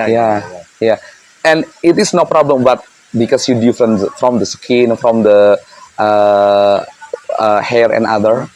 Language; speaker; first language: English; non-native, learner; Indonesian